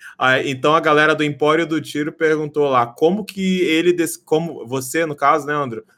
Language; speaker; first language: Portuguese; native; Portuguese